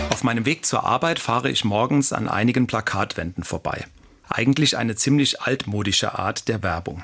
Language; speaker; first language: German; native; German